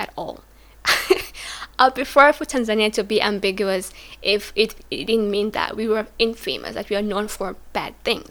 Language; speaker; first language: English; non-native, local second language; Swahili